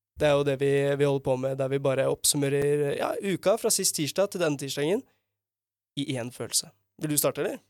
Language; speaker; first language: Norwegian; native; Norwegian